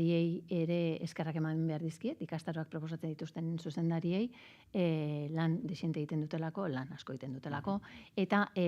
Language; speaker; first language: Basque; native; Basque